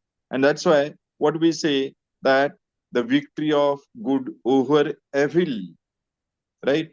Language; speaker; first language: English; non-native, local second language; Marathi